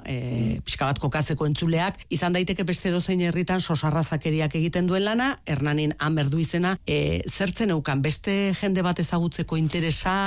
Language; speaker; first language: Basque; native; Basque